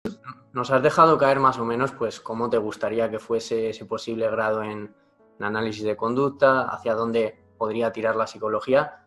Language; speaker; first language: Spanish; native; Spanish